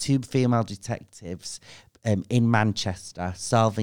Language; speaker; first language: English; native; English